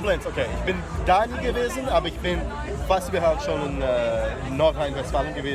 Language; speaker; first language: German; non-native, fluent; Portuguese